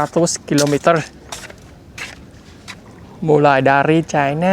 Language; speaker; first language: Indonesian; non-native, fluent; Vietnamese